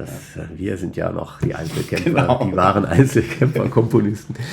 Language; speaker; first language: German; native; German